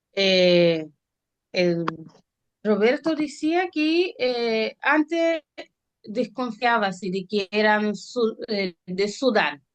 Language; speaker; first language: Spanish; non-native, fluent; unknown